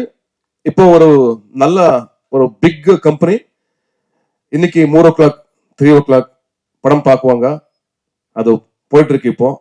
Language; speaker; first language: Tamil; non-native, learner; Kannada